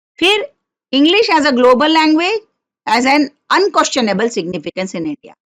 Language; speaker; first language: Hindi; non-native, local second language; Marathi